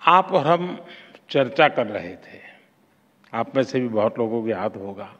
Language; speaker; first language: Hindi; non-native, local second language; Gujarati